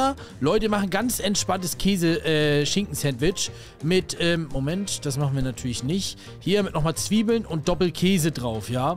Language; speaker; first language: German; native; German